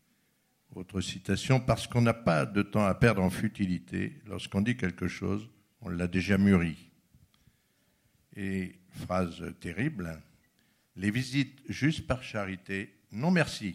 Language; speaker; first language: French; native; French